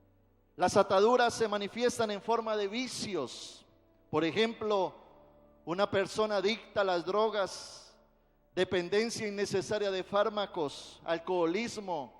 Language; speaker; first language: Spanish; native; Spanish